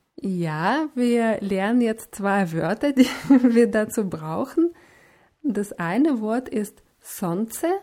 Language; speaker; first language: German; non-native, fluent; Russian